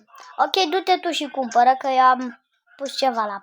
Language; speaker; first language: Romanian; native; Romanian